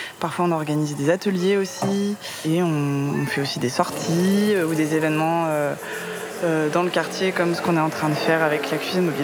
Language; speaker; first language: French; native; French